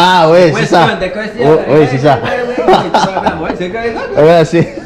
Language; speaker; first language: French; non-native, learner; Filipino